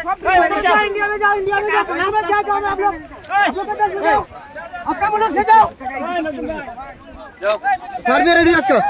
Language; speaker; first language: Hindi; non-native, learner; Bangla